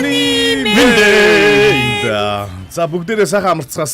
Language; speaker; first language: Mongolian; native; Mongolian